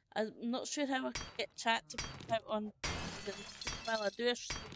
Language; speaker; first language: English; native; English